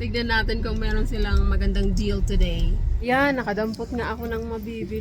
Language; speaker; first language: Filipino; non-native, local second language; Cebuano